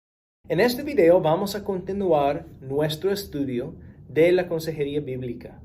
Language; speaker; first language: Spanish; non-native, fluent; English